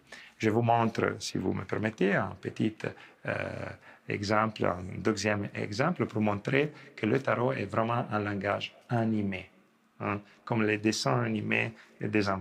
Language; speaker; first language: French; non-native, fluent; Italian